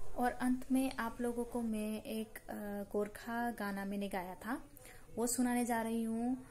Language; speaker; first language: Hindi; non-native, local second language; Nepali